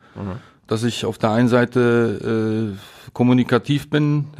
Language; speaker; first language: German; native; German